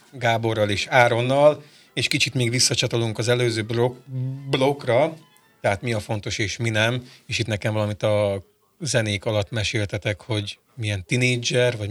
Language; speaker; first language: Hungarian; native; Hungarian